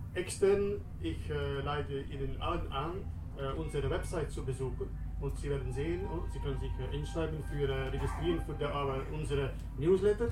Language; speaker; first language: German; non-native, learner; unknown